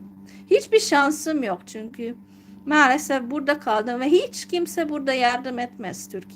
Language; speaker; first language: Turkish; non-native, fluent; Hungarian